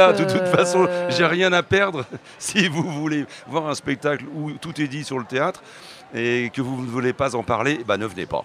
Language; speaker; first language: French; native; French